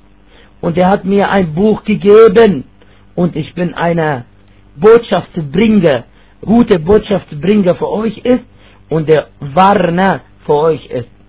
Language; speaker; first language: German; non-native, fluent; Arabic